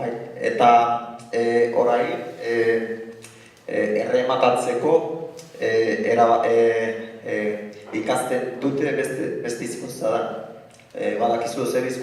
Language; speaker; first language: Basque; non-native, learner; Arabic